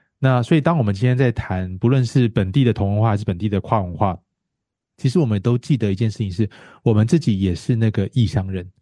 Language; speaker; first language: Chinese; native; Chinese